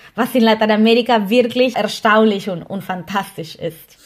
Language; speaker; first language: German; non-native, fluent; Spanish